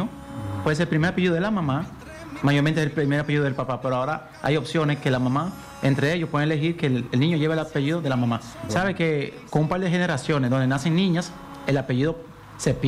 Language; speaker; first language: Spanish; native; Spanish